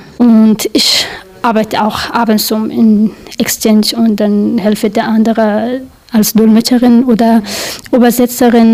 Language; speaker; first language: German; non-native, learner; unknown